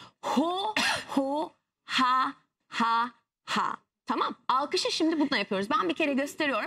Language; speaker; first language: Turkish; native; Turkish